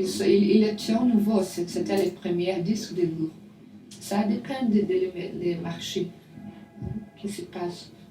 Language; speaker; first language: French; non-native, learner; Portuguese